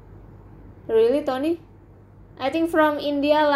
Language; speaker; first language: English; non-native, learner; Indonesian